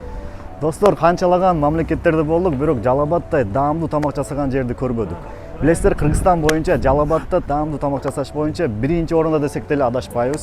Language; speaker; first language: Kyrgyz; native; Kyrgyz